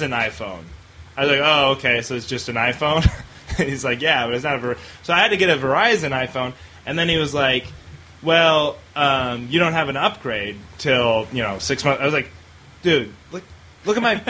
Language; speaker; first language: English; native; English